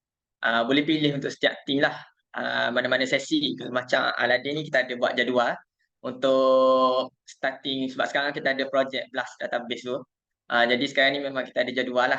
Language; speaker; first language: Malay; native; Malay